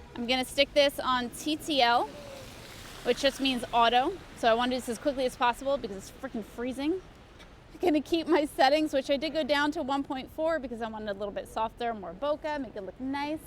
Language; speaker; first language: English; native; English